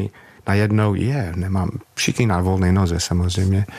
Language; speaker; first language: Czech; non-native, fluent; English